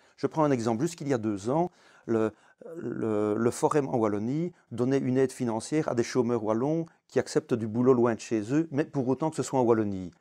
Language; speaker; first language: French; native; French